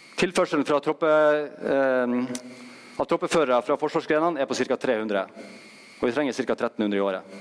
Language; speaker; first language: Norwegian; native; Norwegian